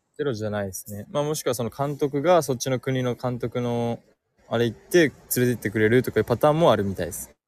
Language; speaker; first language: Japanese; native; Japanese